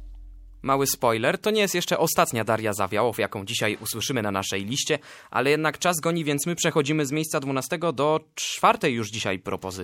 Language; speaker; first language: Polish; native; Polish